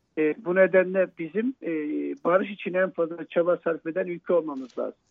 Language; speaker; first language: Turkish; native; Turkish